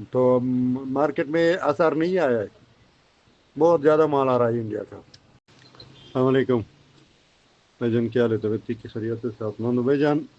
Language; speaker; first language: Hindi; non-native, fluent; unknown